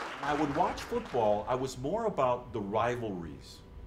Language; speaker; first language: English; non-native, fluent; Spanish